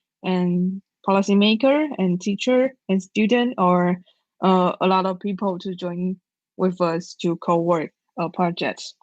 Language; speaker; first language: English; non-native, learner; Chinese